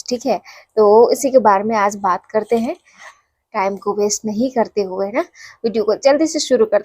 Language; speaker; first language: Hindi; non-native, local second language; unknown